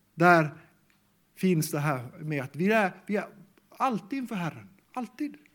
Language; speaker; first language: Swedish; native; Swedish